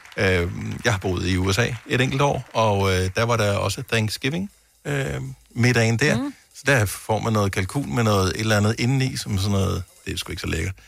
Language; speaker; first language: Danish; native; Danish